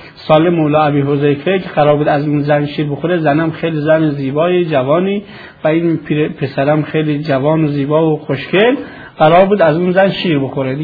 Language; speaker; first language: Persian; native; Persian